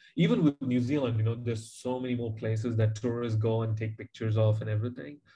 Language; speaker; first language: English; non-native, local second language; Tamil